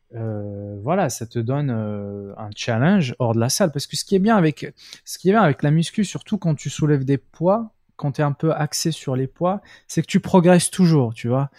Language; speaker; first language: French; non-native, local second language; Arabic